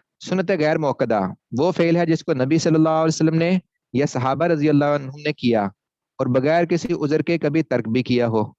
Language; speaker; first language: Urdu; non-native, local second language; Punjabi